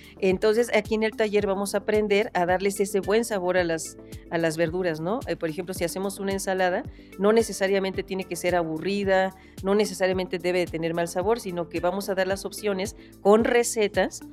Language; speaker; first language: Spanish; native; Spanish